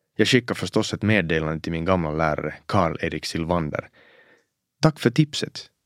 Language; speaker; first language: Swedish; native; Swedish